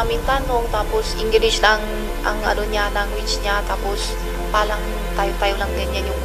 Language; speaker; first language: Filipino; non-native, local second language; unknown